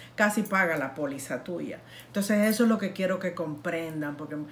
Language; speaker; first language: Spanish; native; Spanish